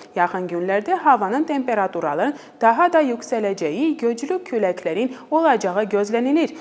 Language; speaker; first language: Azerbaijani; non-native, fluent; Armenian